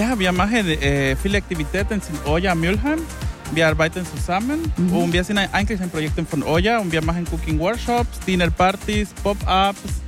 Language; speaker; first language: German; non-native, fluent; Spanish